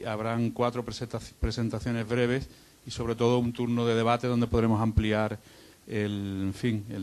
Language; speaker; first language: Spanish; native; Spanish